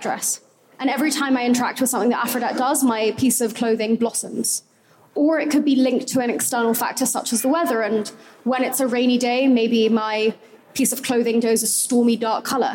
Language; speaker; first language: English; native; English